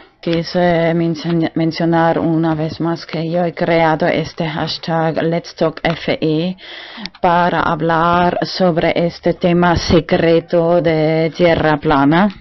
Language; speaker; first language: Spanish; non-native, learner; German